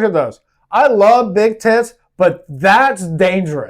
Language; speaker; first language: English; native; English